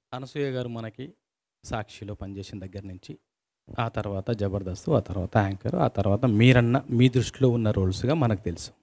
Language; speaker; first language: Telugu; native; Telugu